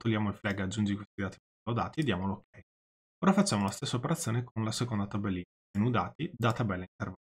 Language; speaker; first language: Italian; native; Italian